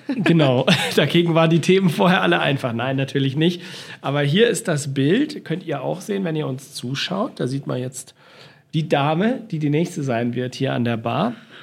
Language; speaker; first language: German; native; German